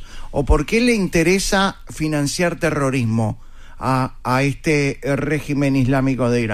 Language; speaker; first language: Spanish; native; Spanish